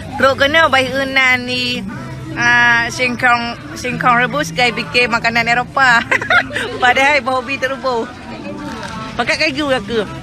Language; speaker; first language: Malay; non-native, local second language; Achinese